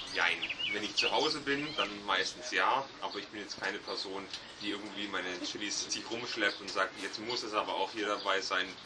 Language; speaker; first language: German; native; German